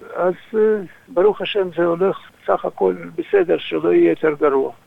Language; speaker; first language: Hebrew; non-native, fluent; Russian